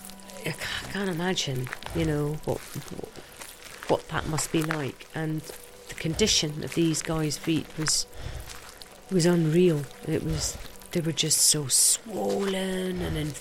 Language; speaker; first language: English; native; English